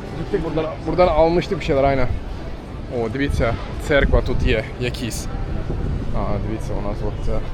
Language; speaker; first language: Ukrainian; native; Ukrainian